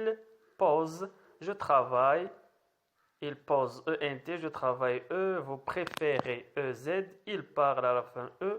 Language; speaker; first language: French; non-native, local second language; Arabic